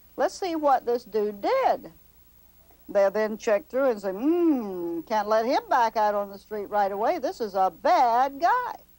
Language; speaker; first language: English; native; English